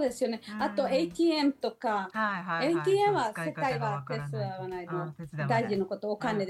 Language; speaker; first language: Japanese; non-native, learner; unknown